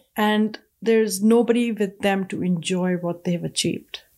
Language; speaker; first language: English; non-native, local second language; Punjabi